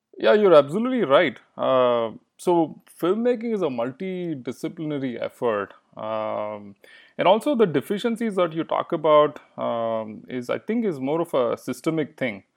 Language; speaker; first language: English; non-native, local second language; Kannada